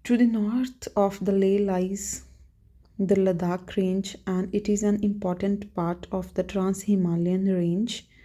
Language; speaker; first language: English; non-native, local second language; Punjabi